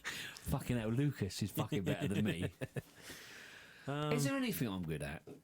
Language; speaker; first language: English; native; English